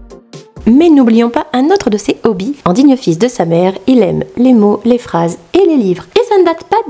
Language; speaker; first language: French; native; French